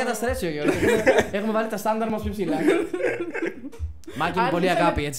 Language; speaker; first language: Greek; native; Greek